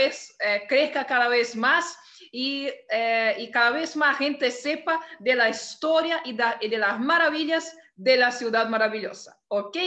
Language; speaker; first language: Spanish; non-native, fluent; Portuguese